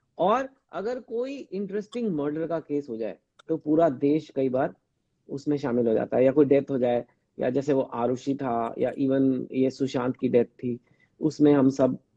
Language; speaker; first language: Hindi; native; Hindi